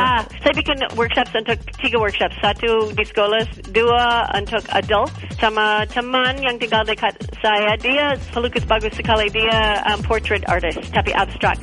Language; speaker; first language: Indonesian; non-native, learner; English